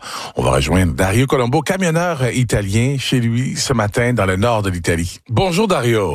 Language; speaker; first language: French; native; French